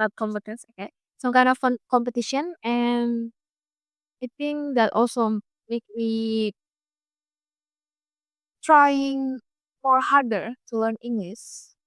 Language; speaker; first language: English; non-native, fluent; Indonesian